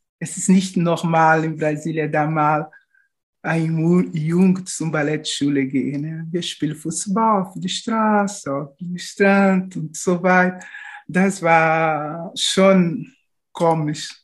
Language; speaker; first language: German; non-native, fluent; Portuguese